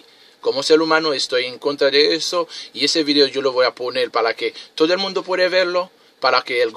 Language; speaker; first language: Spanish; non-native, fluent; Haitian Creole